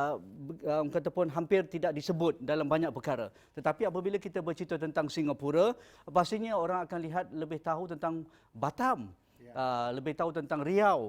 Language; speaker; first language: Malay; native; Malay